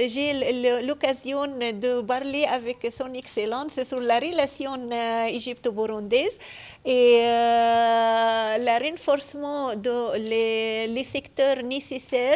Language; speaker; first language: French; non-native, fluent; Arabic